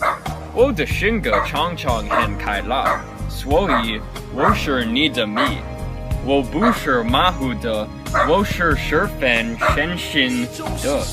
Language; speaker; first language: Chinese; non-native, learner; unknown